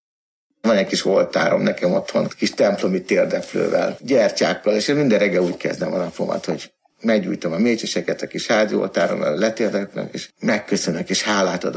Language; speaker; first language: Hungarian; native; Hungarian